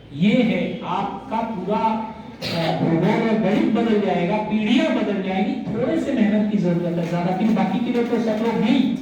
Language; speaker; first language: Hindi; native; Hindi